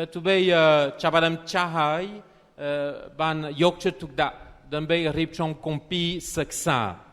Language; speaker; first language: Khmer; non-native, fluent; French